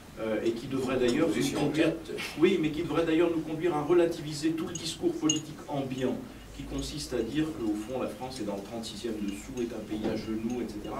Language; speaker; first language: French; native; French